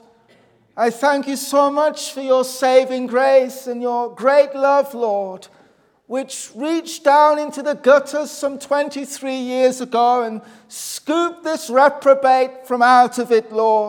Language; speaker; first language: English; native; English